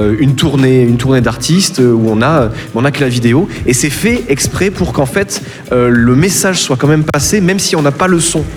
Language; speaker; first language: French; native; French